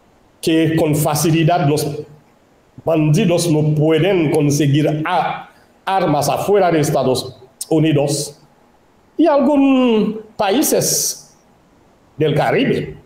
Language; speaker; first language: Spanish; non-native, local second language; Haitian Creole